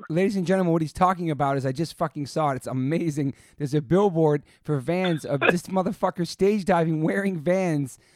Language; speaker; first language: English; native; English